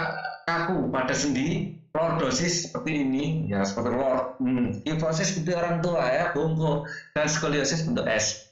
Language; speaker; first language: Indonesian; native; Indonesian